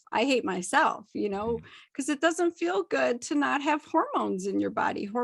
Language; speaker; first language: English; native; English